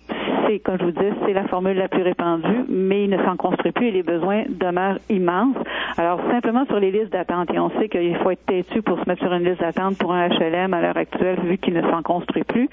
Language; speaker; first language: French; native; French